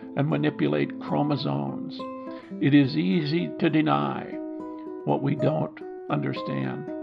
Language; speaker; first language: English; native; English